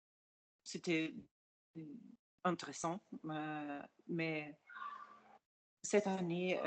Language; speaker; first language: French; non-native, fluent; German